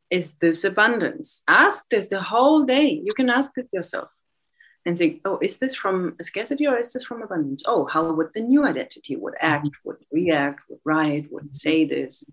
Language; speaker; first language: English; non-native, fluent; German